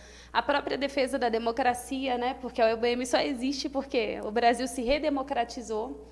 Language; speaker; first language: Portuguese; native; Portuguese